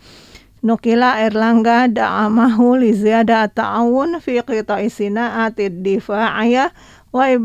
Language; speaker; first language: Arabic; non-native, fluent; Indonesian